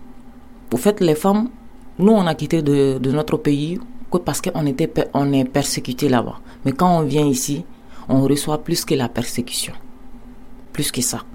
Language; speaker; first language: French; non-native, local second language; Bambara